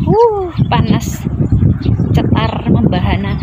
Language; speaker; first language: Indonesian; non-native, local second language; Javanese